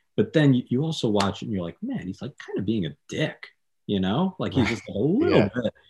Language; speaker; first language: English; native; English